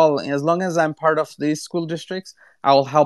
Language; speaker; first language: English; non-native, local second language; Bangla